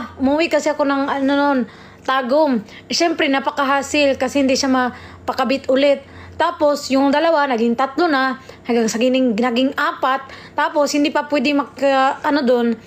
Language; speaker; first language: Filipino; non-native, local second language; Cebuano